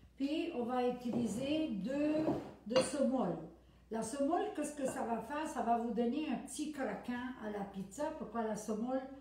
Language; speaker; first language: French; native; French